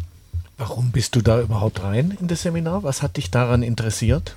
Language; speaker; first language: German; native; German